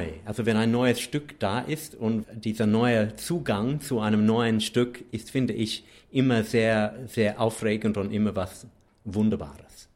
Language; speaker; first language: German; non-native, fluent; English